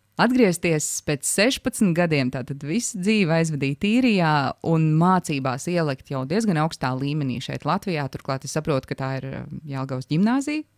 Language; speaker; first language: Latvian; native; Latvian